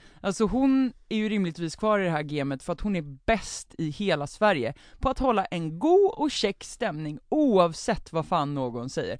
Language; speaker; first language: Swedish; native; Swedish